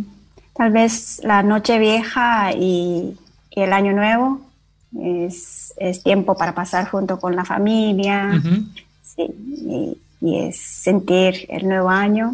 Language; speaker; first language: Spanish; non-native, fluent; Japanese